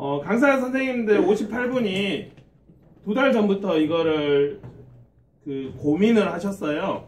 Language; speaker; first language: Korean; native; Korean